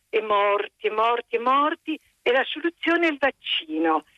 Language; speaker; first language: Italian; native; Italian